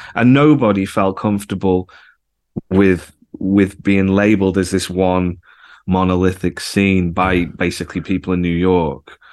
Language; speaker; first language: English; native; English